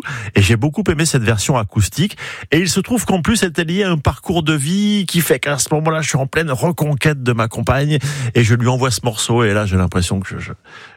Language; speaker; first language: French; native; French